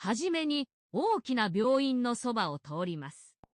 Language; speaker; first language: Japanese; non-native, learner; English